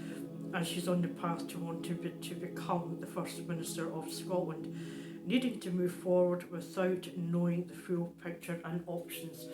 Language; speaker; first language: English; native; English